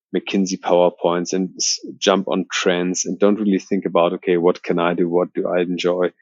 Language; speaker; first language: English; non-native, fluent; German